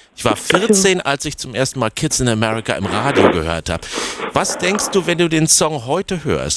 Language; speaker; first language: German; native; German